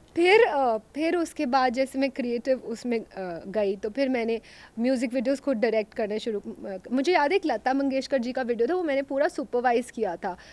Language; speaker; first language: Hindi; native; Hindi